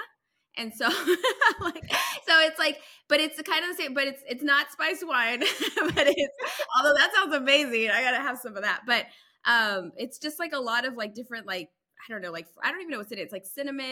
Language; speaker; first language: English; native; English